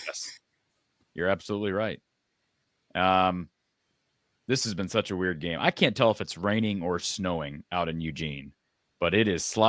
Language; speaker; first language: English; native; English